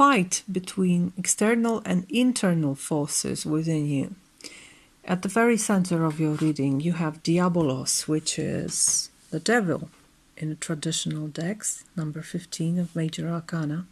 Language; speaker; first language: English; non-native, fluent; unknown